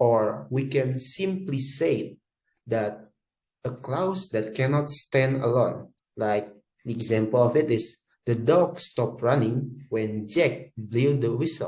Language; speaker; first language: English; non-native, learner; Indonesian